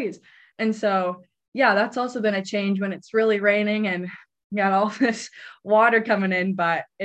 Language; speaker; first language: English; native; English